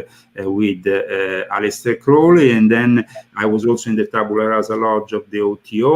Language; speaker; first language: English; non-native, fluent; Italian